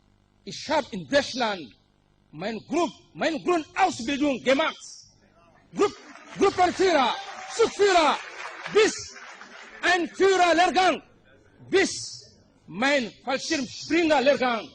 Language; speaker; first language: German; non-native, learner; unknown